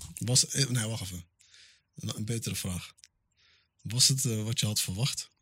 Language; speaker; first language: Dutch; early bilingual, other home language; Arabic